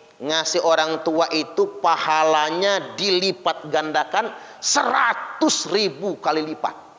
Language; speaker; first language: Indonesian; non-native, local second language; Malay